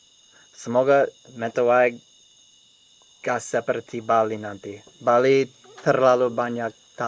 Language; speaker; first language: Indonesian; non-native, learner; English